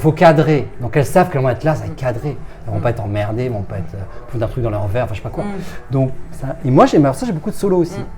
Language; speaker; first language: French; native; French